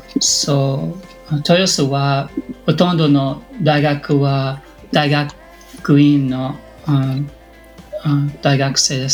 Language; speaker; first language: Japanese; non-native, learner; English